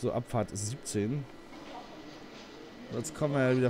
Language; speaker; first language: German; native; German